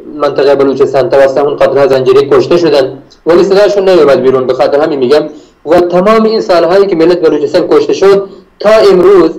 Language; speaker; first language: Persian; non-native, local second language; Baluchi